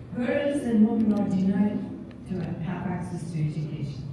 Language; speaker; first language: English; non-native, fluent; Persian